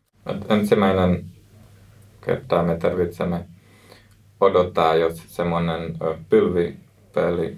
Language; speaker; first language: Finnish; non-native, learner; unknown